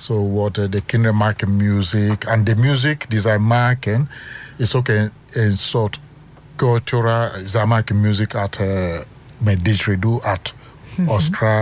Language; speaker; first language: Dutch; non-native, learner; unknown